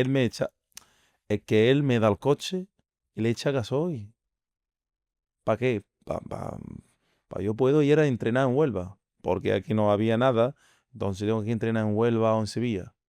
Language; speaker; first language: Spanish; non-native, fluent; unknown